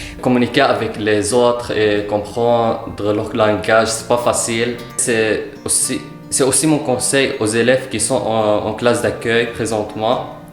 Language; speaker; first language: French; early bilingual, other home language; Arabic